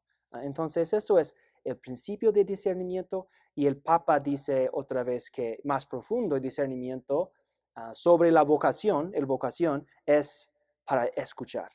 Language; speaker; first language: Spanish; non-native, fluent; English